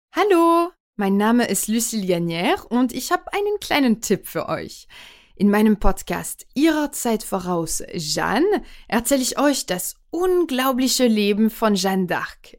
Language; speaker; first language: German; non-native, fluent; French